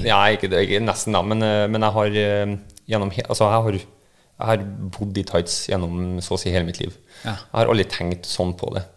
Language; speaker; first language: Norwegian; native; Norwegian